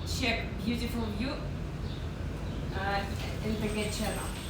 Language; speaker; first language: English; non-native, learner; Russian